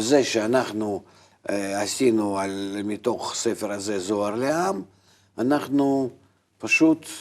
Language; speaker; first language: Hebrew; non-native, fluent; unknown